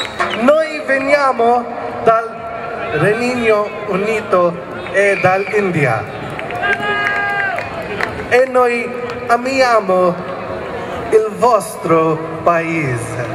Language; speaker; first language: Italian; non-native, learner; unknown